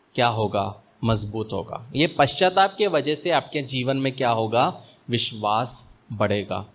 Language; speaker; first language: Hindi; native; Hindi